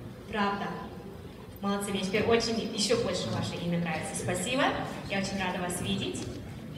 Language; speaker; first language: Russian; early bilingual, heritage; Russian